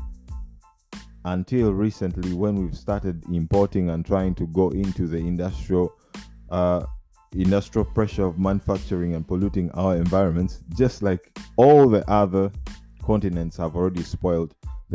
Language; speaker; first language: English; non-native, local second language; Ganda